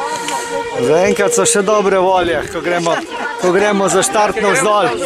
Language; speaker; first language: Slovenian; native; Slovenian